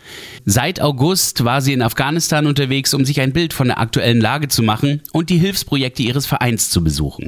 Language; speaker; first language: German; native; German